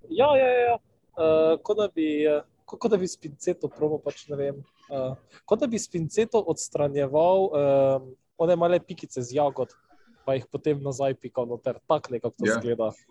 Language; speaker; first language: Slovenian; non-native, local second language; Albanian